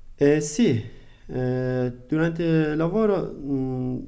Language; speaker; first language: Italian; non-native, fluent; Persian